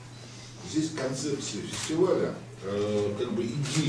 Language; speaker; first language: Russian; native; Russian